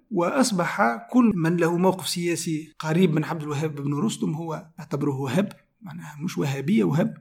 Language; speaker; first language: Arabic; native; Arabic